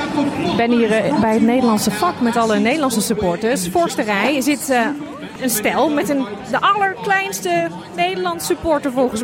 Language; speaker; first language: Dutch; native; Dutch